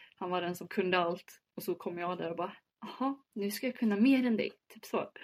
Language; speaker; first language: Swedish; early bilingual, other home language; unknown